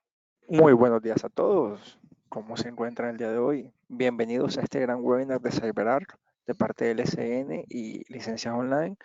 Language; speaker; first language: Spanish; native; Spanish